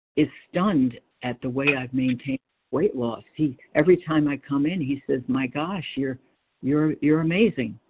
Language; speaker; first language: English; native; English